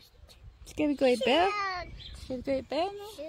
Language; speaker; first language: Danish; non-native, learner; English